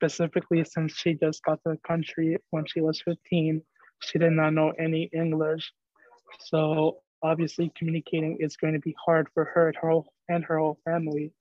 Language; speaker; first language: English; native; English